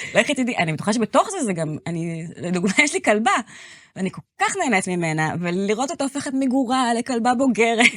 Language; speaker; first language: Hebrew; native; Hebrew